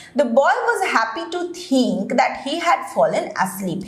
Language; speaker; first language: English; non-native, local second language; Bangla